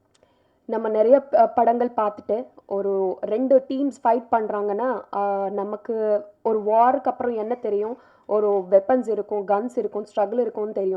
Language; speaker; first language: Tamil; non-native, local second language; Telugu